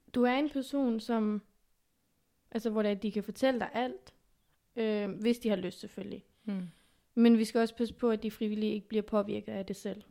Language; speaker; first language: Danish; early bilingual, other home language; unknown